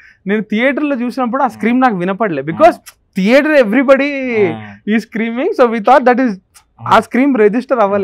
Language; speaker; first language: Telugu; native; Telugu